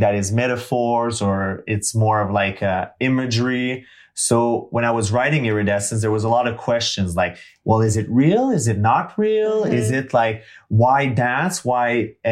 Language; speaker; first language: English; non-native, fluent; French